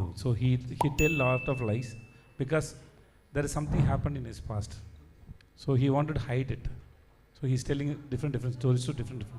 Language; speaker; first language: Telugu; non-native, learner; Tamil